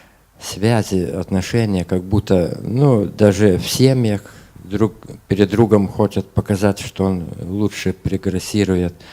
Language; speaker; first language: Russian; non-native, fluent; Lithuanian